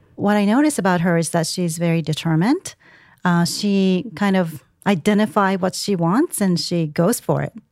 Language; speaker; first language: English; non-native, fluent; Japanese